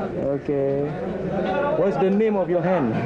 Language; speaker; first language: English; non-native, local second language; Malay